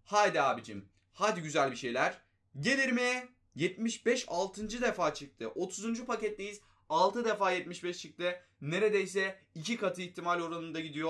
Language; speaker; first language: Turkish; native; Turkish